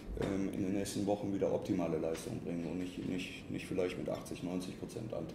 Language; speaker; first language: German; native; German